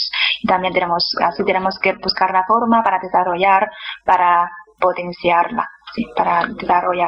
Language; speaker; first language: Spanish; non-native, fluent; Chinese